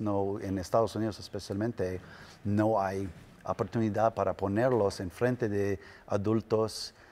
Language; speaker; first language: Spanish; non-native, learner; English